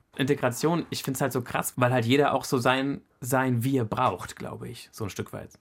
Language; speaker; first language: German; native; German